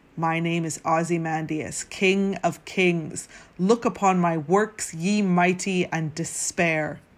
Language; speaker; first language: English; native; English